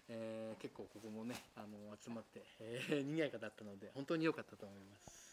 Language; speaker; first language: Japanese; native; Japanese